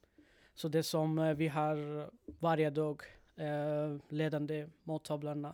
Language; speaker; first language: Swedish; non-native, learner; Bangla